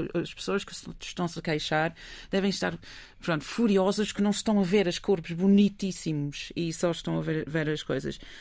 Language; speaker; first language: Portuguese; non-native, fluent; English